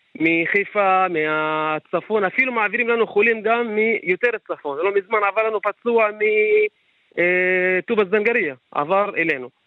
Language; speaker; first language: Hebrew; non-native, local second language; Arabic